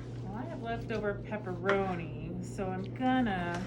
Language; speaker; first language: English; native; English